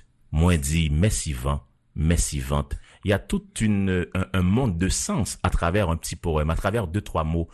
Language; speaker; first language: French; non-native, local second language; Haitian Creole